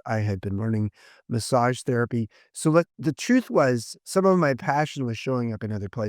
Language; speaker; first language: English; native; English